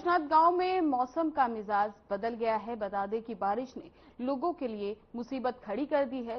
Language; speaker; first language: Hindi; native; Hindi